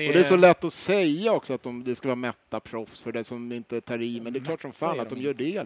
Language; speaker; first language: Swedish; native; Swedish